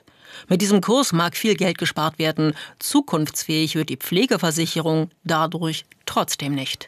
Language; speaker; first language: German; native; German